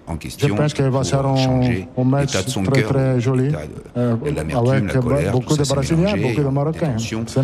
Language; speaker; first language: French; non-native, learner; Italian